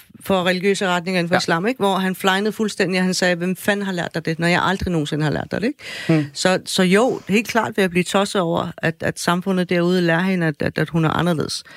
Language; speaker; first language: Danish; early bilingual, other home language; Persian